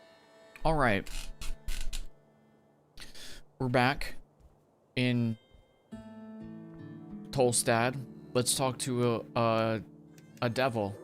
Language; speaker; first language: English; native; English